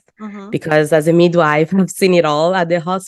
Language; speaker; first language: English; non-native, fluent; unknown